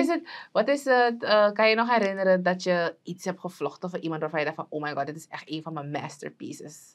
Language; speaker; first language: Dutch; native; Dutch